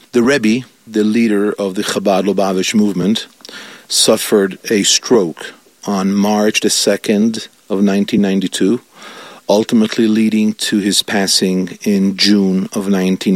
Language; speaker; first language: English; non-native, fluent; Italian